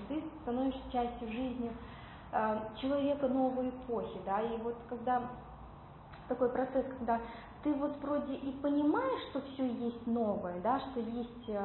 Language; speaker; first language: Russian; native; Russian